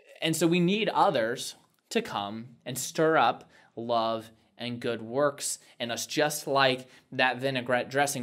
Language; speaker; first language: English; native; English